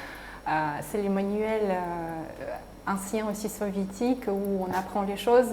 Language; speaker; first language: French; non-native, fluent; Russian